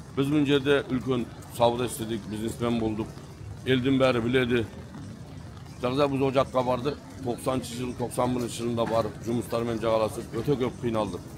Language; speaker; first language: Kazakh; early bilingual, heritage; Kazakh